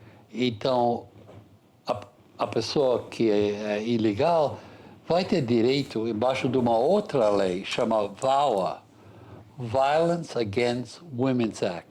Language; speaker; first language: Portuguese; non-native, fluent; English